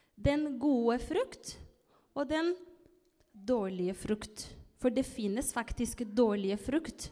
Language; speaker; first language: Norwegian; non-native, fluent; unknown